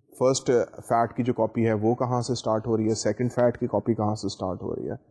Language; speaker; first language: Urdu; native; Urdu